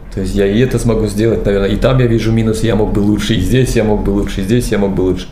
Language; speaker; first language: Russian; non-native, local second language; Tajik